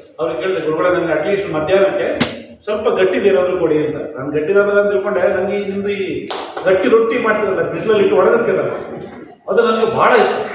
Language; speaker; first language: Kannada; non-native, local second language; Konkani